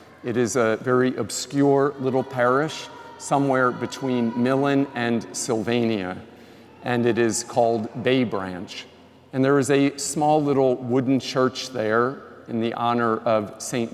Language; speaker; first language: English; native; English